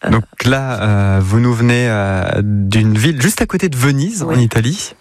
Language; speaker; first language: French; native; French